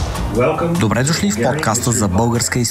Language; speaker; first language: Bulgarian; early bilingual, heritage; Bulgarian